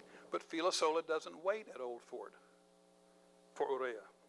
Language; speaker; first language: English; native; English